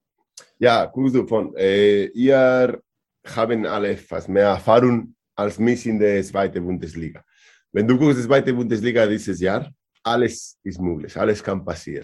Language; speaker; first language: German; non-native, learner; Spanish